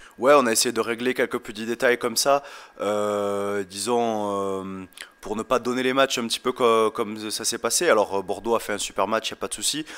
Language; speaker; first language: French; native; French